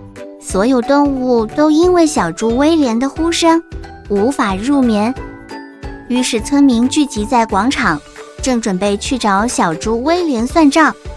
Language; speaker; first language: Chinese; native; Chinese